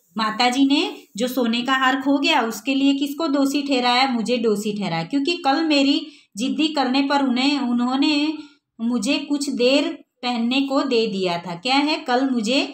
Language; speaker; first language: Hindi; non-native, local second language; Gujarati